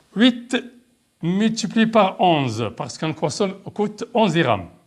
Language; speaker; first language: French; non-native, local second language; Arabic